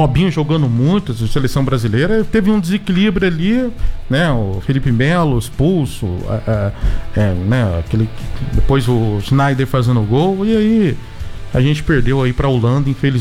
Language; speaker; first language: Portuguese; native; Portuguese